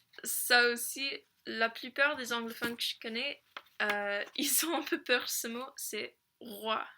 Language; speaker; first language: French; non-native, fluent; English